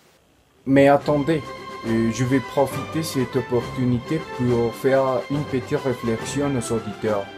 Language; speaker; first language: French; non-native, learner; Spanish